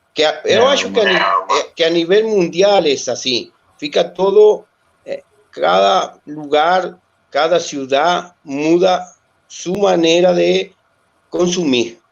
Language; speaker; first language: Portuguese; non-native, learner; Spanish